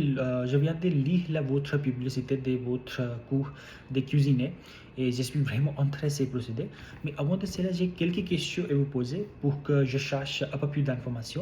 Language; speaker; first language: French; non-native, learner; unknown